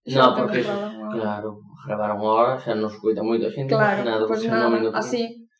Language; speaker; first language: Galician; non-native, local second language; Spanish